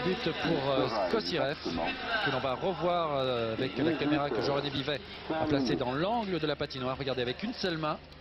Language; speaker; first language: French; native; French